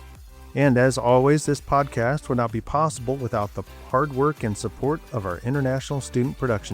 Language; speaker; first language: English; native; English